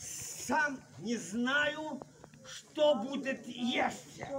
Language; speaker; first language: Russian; non-native, learner; Polish